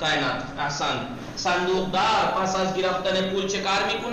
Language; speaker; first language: Persian; non-native, fluent; Urdu